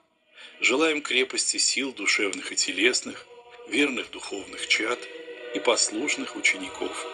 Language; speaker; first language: Russian; native; Russian